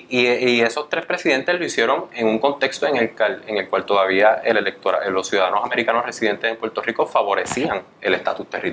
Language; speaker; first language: Spanish; native; Spanish